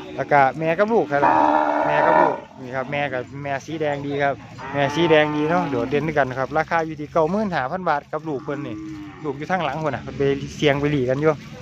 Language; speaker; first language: Thai; native; Thai